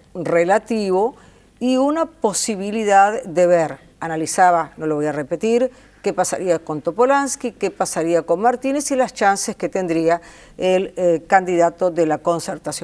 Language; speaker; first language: Spanish; native; Spanish